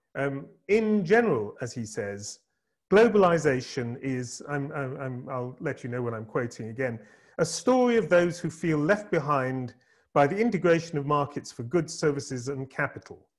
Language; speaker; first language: English; native; English